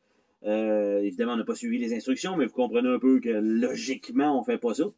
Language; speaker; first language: French; native; French